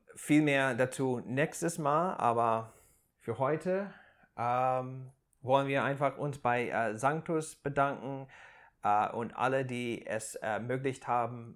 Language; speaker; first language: German; non-native, fluent; English